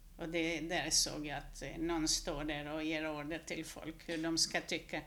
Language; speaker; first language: Swedish; non-native, fluent; Hungarian